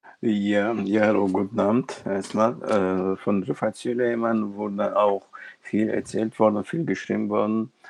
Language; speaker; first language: German; non-native, local second language; Turkish